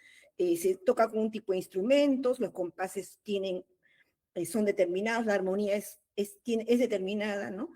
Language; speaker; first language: Spanish; native; Spanish